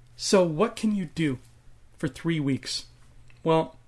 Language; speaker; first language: English; native; English